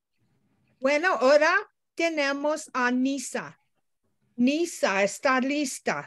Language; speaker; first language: Spanish; non-native, learner; English